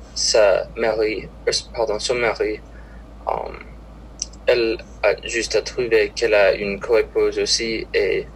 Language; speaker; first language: French; non-native, learner; English